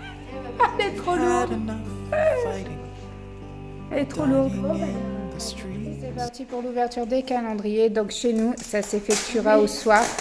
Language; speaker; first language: French; native; French